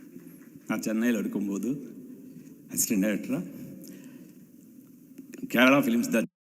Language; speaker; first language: Tamil; non-native, fluent; Telugu